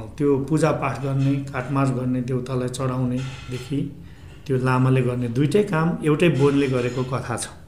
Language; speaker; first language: Nepali; non-native, local second language; Eastern Tamang